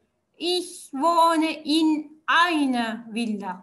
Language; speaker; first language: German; non-native, learner; Turkish